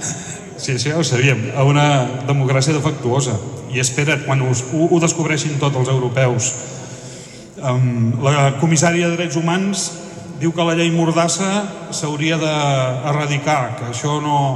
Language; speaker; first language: Catalan; native; Catalan